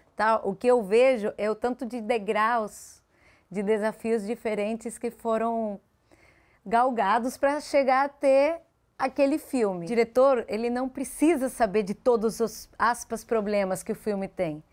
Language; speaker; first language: Portuguese; early bilingual, heritage; Spanish